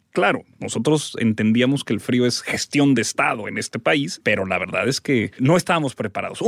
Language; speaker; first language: Spanish; native; Spanish